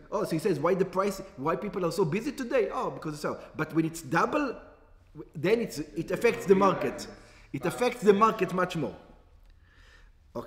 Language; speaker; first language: English; non-native, fluent; Hebrew